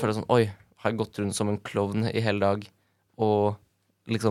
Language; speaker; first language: Norwegian; native; Norwegian